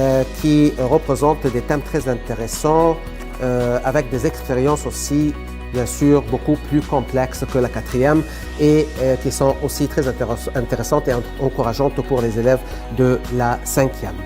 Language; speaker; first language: French; non-native, fluent; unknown